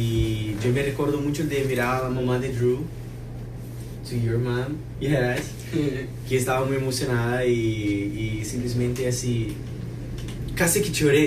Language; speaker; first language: Spanish; non-native, fluent; Portuguese